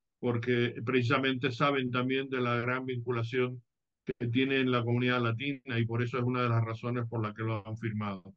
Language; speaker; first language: Spanish; native; Spanish